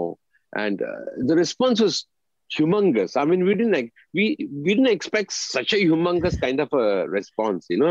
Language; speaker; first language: English; non-native, local second language; Tamil